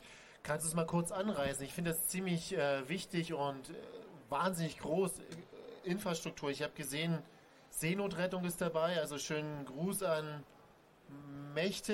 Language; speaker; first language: German; native; German